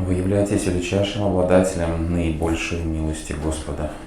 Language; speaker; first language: Russian; native; Russian